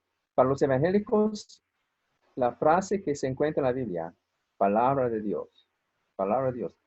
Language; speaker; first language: Spanish; non-native, fluent; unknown